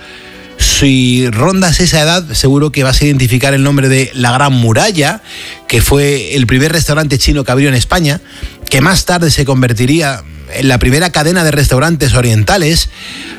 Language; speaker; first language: Spanish; native; Spanish